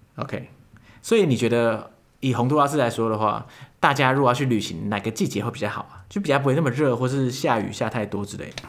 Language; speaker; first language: Chinese; native; Chinese